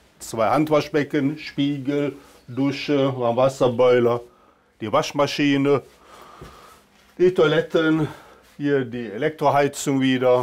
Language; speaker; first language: German; native; German